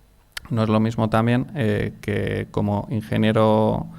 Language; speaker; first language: Spanish; native; Spanish